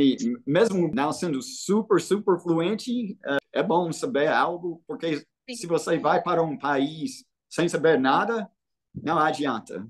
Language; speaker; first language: Portuguese; non-native, fluent; English